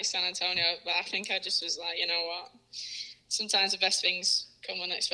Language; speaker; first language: English; native; English